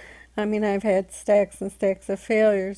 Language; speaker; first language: English; native; English